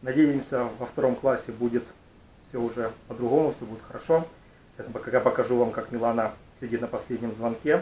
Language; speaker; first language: Russian; native; Russian